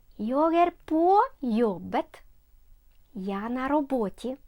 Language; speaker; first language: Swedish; non-native, fluent; Ukrainian